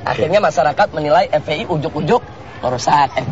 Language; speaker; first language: Indonesian; native; Indonesian